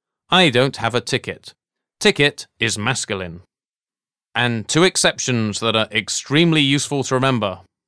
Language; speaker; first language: English; native; English